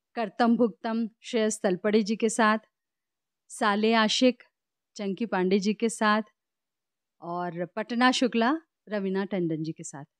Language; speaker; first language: Hindi; native; Hindi